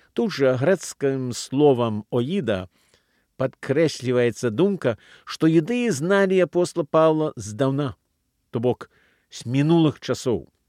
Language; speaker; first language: Belarusian; native; Belarusian